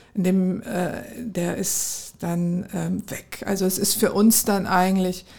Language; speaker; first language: German; native; German